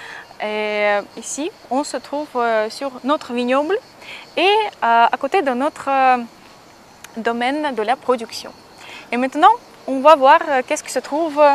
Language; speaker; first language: French; non-native, fluent; Russian